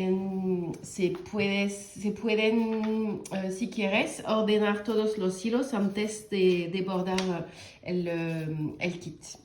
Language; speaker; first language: Spanish; non-native, learner; French